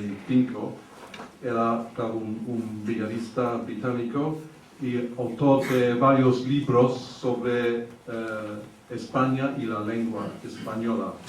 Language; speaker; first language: Spanish; early bilingual, heritage; English